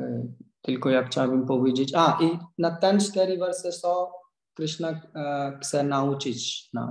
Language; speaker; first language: Polish; non-native, learner; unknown